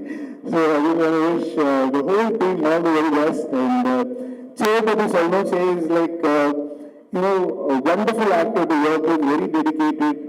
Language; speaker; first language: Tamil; native; Tamil